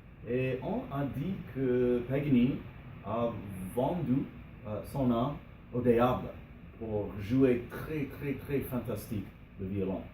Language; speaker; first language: French; non-native, learner; English